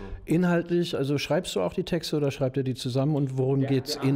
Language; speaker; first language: German; native; German